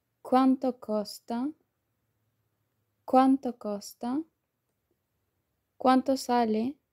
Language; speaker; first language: Italian; non-native, learner; Spanish